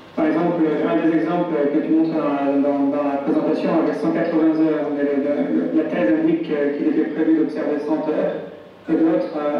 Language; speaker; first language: French; native; French